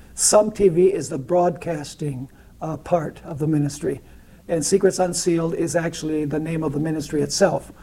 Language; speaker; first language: English; early bilingual, other home language; Spanish